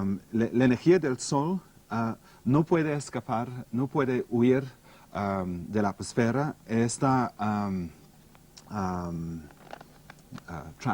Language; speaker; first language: Spanish; non-native, fluent; English